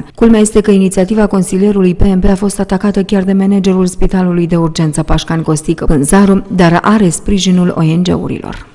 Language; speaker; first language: Romanian; native; Romanian